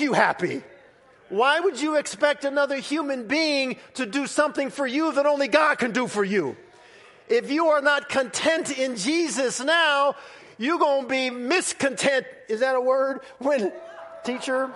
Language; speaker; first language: English; native; English